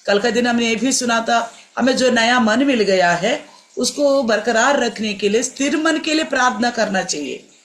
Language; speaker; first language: Hindi; non-native, local second language; Telugu